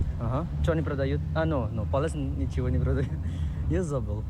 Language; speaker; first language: Russian; non-native, learner; Indonesian